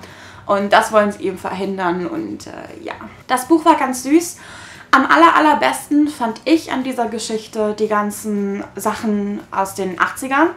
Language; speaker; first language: German; native; German